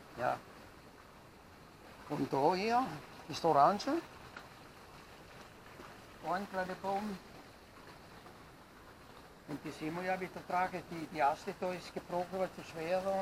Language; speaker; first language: German; non-native, learner; Italian